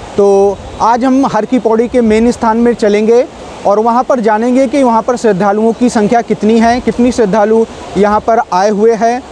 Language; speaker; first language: Hindi; native; Hindi